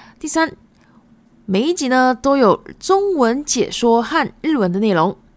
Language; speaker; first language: Chinese; early bilingual, other home language; Japanese